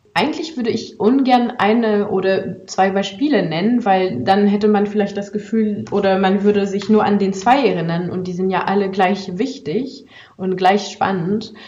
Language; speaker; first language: German; non-native, fluent; French